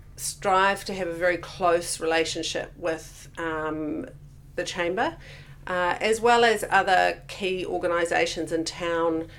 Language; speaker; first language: English; native; English